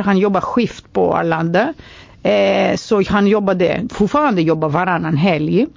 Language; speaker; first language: Swedish; non-native, fluent; Greek